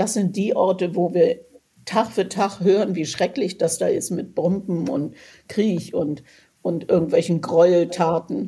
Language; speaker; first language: German; native; German